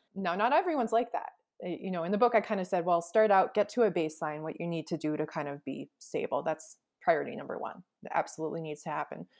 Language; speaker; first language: English; native; English